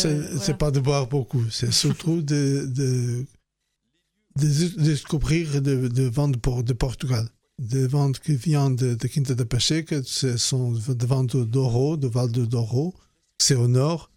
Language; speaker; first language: French; non-native, fluent; Portuguese